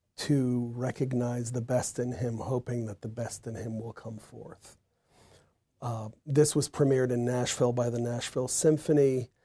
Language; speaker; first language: English; native; English